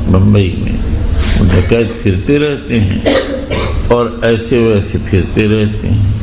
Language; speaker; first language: Urdu; native; Urdu